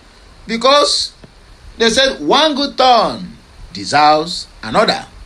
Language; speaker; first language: English; non-native, local second language; Igbo